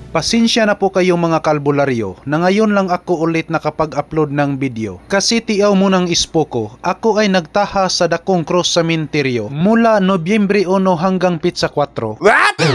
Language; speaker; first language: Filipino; non-native, local second language; Cebuano